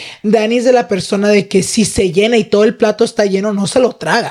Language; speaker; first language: Spanish; early bilingual, heritage; Spanish